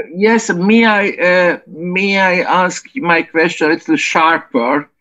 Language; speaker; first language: English; non-native, fluent; Hungarian